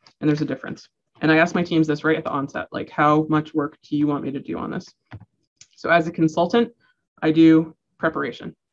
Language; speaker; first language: English; native; English